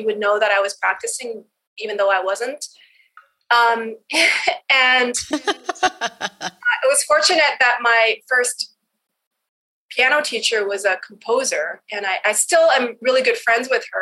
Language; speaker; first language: English; native; English